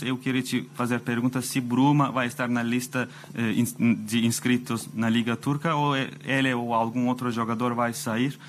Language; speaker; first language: Portuguese; non-native, fluent; Turkish